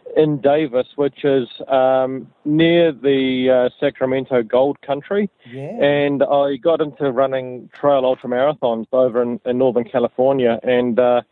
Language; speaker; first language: English; native; English